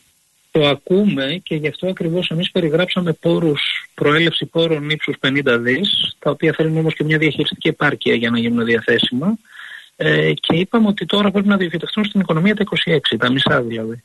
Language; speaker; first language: Greek; native; Greek